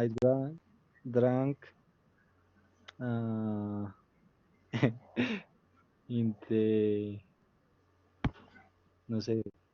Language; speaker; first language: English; non-native, learner; Spanish